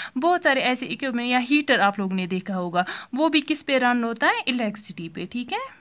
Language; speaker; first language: Hindi; non-native, local second language; Kashmiri